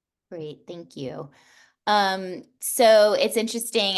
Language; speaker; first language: English; native; English